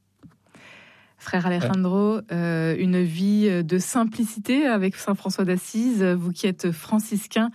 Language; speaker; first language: French; native; French